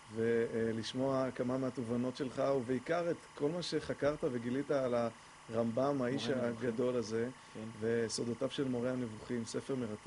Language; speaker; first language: Hebrew; native; Hebrew